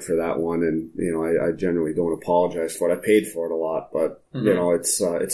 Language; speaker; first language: English; native; English